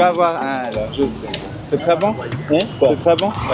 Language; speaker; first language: French; non-native, learner; English